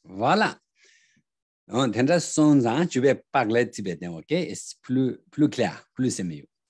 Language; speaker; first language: French; non-native, learner; Tibetan